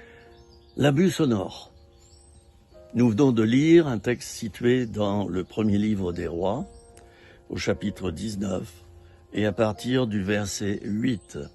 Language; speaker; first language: French; native; French